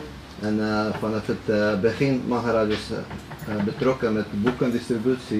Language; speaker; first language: Dutch; non-native, fluent; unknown